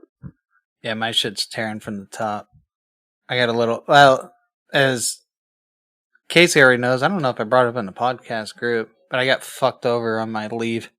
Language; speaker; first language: English; native; English